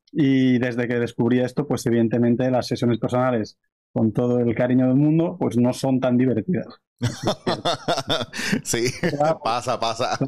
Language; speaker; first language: Spanish; native; Spanish